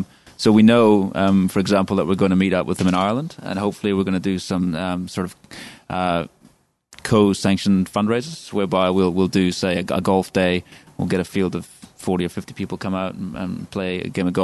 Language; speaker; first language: English; native; English